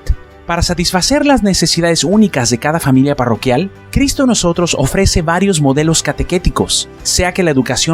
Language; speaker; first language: Spanish; native; Spanish